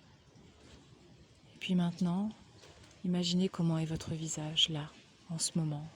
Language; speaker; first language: French; native; French